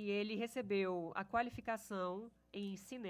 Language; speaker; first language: Portuguese; native; Portuguese